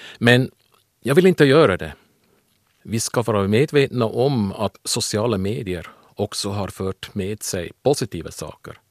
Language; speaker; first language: Swedish; non-native, fluent; German